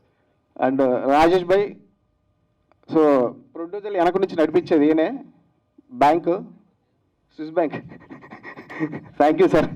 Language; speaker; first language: Telugu; native; Telugu